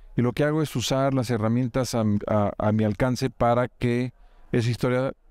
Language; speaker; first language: Spanish; native; Spanish